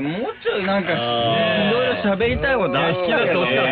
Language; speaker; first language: Japanese; native; Japanese